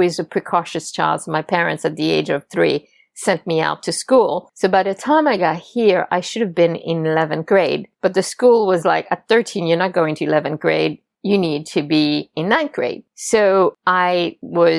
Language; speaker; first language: English; non-native, fluent; French